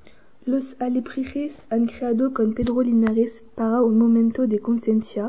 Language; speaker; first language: Spanish; non-native, learner; French